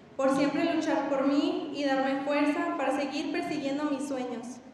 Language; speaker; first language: Spanish; early bilingual, other home language; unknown